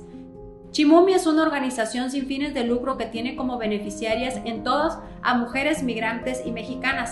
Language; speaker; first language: Spanish; native; Spanish